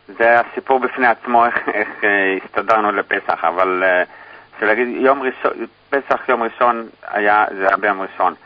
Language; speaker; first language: Hebrew; early bilingual, heritage; Hebrew